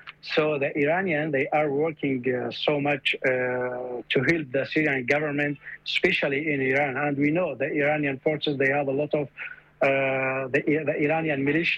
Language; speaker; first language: English; non-native, fluent; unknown